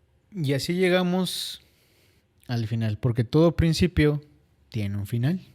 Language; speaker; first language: Spanish; native; Spanish